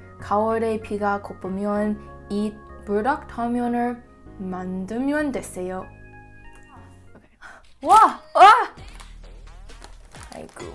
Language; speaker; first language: Korean; non-native, learner; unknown